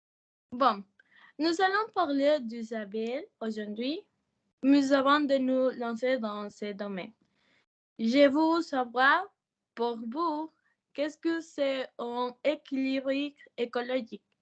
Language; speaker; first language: French; non-native, learner; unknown